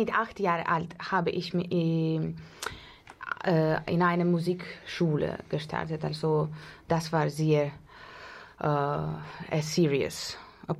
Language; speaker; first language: German; non-native, fluent; Russian